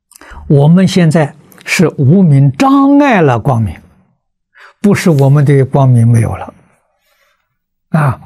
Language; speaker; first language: Chinese; native; Chinese